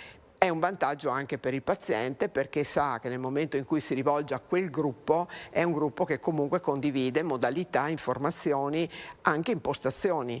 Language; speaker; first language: Italian; native; Italian